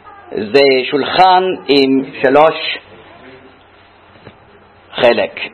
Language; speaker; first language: Hebrew; non-native, fluent; German